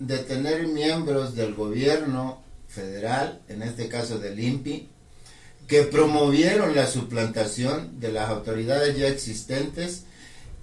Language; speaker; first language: Spanish; non-native, local second language; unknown